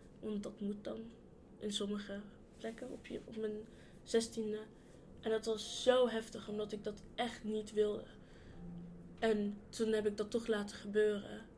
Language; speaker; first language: Dutch; early bilingual, other home language; Yoruba